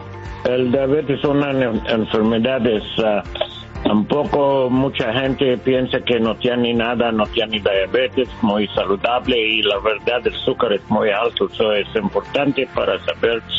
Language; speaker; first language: Spanish; non-native, learner; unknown